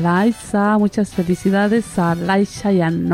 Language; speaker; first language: Spanish; native; Spanish